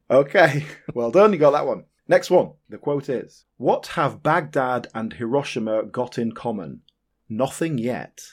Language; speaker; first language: English; native; English